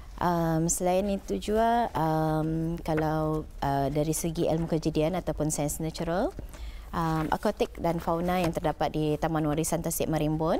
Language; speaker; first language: Malay; native; Malay